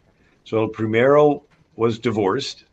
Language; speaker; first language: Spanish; non-native, learner; English